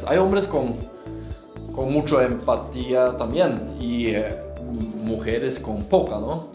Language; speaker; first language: Spanish; non-native, fluent; Norwegian